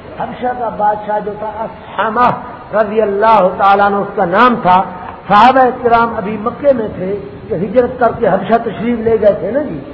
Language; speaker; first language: Urdu; non-native, local second language; Punjabi